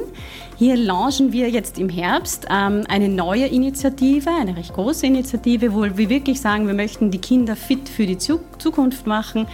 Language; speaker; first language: German; native; German